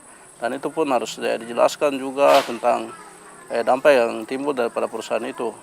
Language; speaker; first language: Indonesian; native; Indonesian